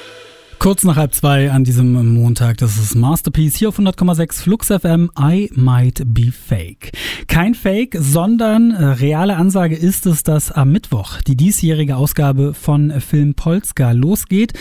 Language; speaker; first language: German; native; German